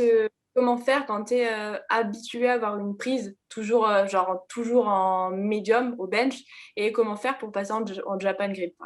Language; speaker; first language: French; native; French